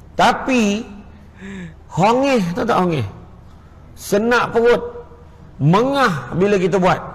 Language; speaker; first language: Malay; native; Malay